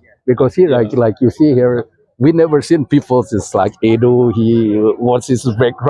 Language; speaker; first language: English; non-native, fluent; Indonesian